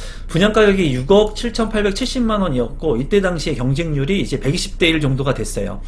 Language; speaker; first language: Korean; native; Korean